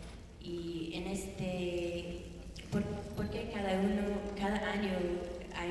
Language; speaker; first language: Spanish; non-native, learner; English